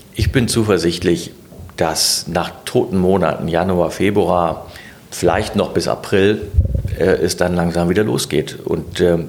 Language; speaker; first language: German; native; German